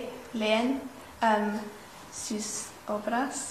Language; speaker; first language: Spanish; non-native, learner; English